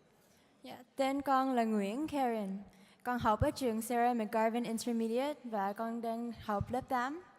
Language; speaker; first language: Vietnamese; early bilingual, heritage; Vietnamese